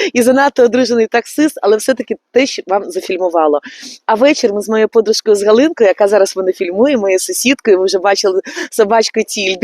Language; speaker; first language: Ukrainian; native; Ukrainian